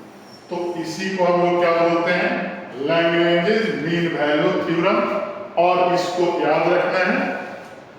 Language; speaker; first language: Hindi; native; Hindi